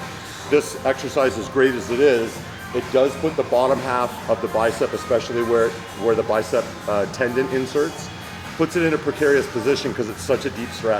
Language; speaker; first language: English; native; English